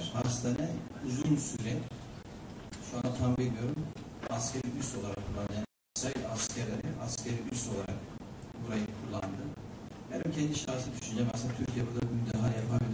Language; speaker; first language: Turkish; native; Turkish